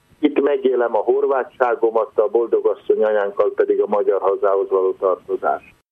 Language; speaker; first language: Hungarian; non-native, local second language; Croatian